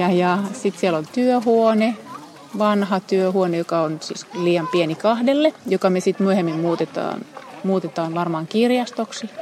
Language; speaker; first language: Finnish; native; Finnish